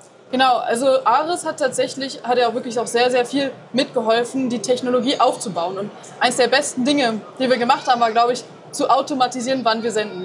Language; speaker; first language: German; native; German